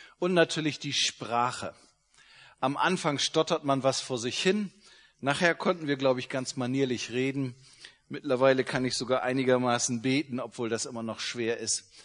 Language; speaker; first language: German; native; German